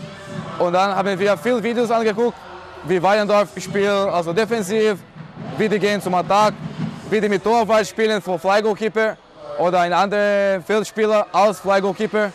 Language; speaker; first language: German; non-native, learner; Portuguese